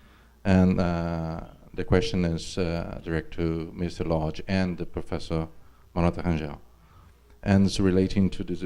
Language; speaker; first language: English; non-native, fluent; Portuguese